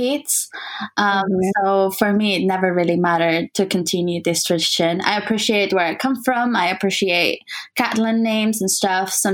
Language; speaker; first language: English; non-native, fluent; Spanish